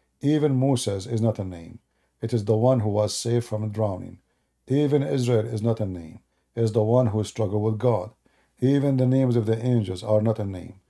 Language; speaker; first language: English; non-native, fluent; Arabic